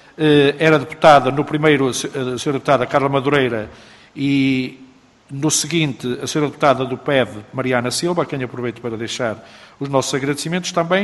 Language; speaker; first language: Portuguese; native; Portuguese